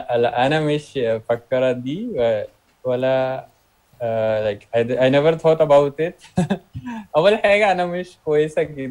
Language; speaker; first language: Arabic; non-native, learner; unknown